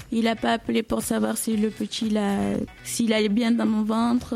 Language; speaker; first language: French; early bilingual, other home language; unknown